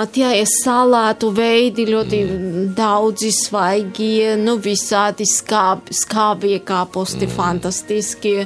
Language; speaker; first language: Latvian; non-native, fluent; Georgian